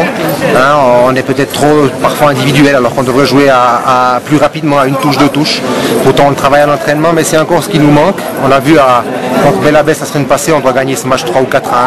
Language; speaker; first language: French; native; French